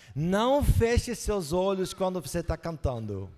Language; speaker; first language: Portuguese; non-native, fluent; Dutch